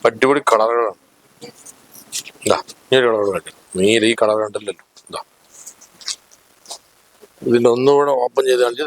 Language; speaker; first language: Malayalam; native; Malayalam